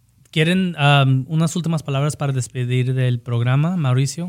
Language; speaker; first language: Spanish; early bilingual, heritage; Spanish